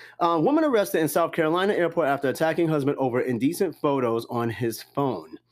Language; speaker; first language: English; native; English